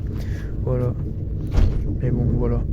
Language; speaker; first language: French; native; French